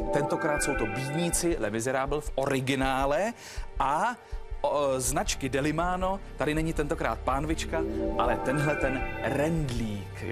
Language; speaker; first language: Czech; native; Czech